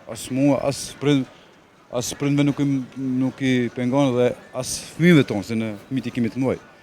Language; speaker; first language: Albanian; early bilingual, heritage; Albanian